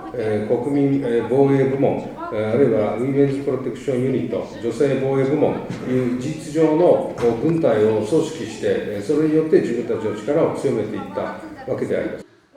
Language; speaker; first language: Japanese; native; Japanese